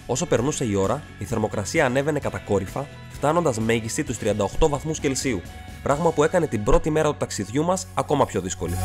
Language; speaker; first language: Greek; native; Greek